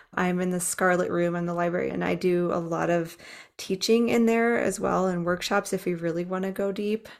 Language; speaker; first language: English; native; English